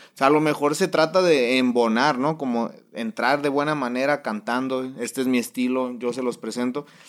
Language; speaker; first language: Spanish; native; Spanish